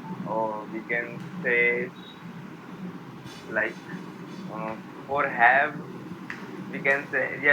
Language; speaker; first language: English; non-native, learner; Hindi